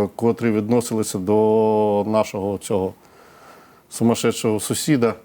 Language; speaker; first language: Ukrainian; non-native, local second language; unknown